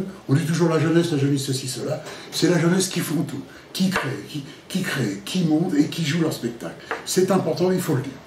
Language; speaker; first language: French; native; French